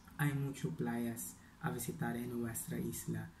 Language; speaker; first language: Spanish; non-native, learner; Filipino